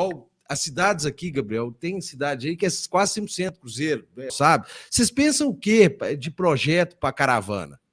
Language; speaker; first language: Portuguese; native; Portuguese